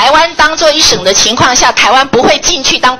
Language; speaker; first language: Chinese; native; Chinese